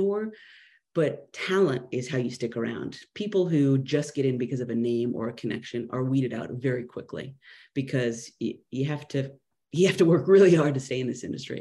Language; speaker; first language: English; native; English